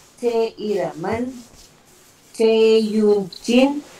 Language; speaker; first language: Korean; non-native, learner; Indonesian